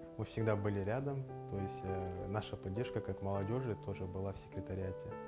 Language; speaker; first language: Russian; non-native, local second language; Kyrgyz